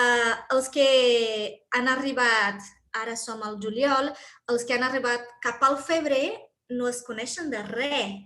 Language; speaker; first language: Catalan; non-native, fluent; Portuguese